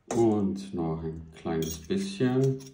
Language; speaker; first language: German; non-native, fluent; Portuguese